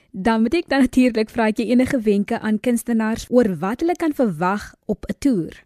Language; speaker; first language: Afrikaans; native; Afrikaans